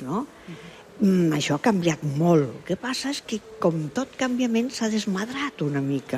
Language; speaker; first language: Catalan; non-native, local second language; Spanish